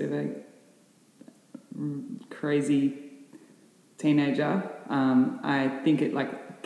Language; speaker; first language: English; native; English